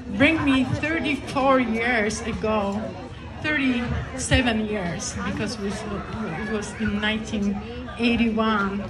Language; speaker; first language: English; non-native, learner; Polish